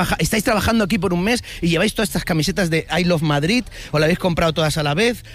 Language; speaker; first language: Spanish; native; Spanish